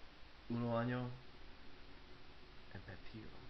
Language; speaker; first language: Spanish; non-native, learner; English